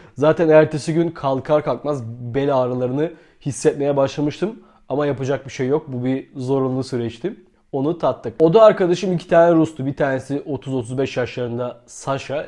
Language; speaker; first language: Turkish; native; Turkish